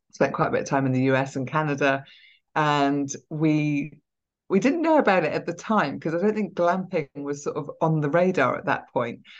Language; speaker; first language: English; native; English